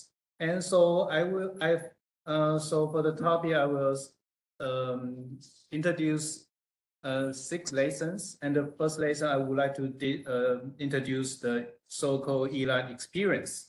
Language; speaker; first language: English; non-native, fluent; Chinese